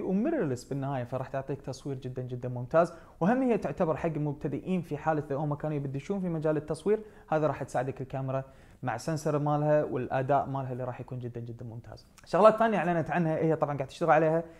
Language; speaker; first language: Arabic; native; Arabic